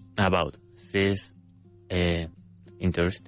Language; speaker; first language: English; non-native, fluent; Spanish